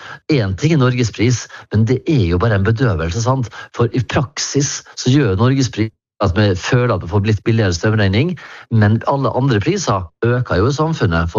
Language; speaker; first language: Norwegian; native; Norwegian